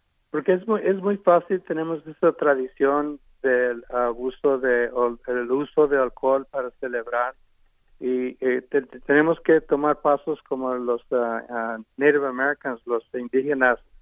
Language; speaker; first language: Spanish; early bilingual, heritage; Spanish